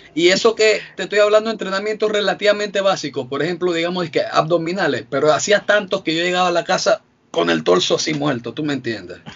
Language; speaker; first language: Spanish; native; Spanish